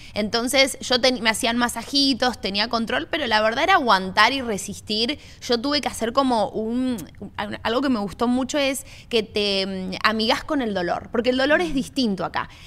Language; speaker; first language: Spanish; native; Spanish